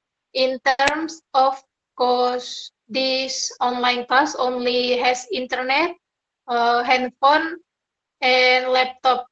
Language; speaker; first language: English; non-native, learner; Indonesian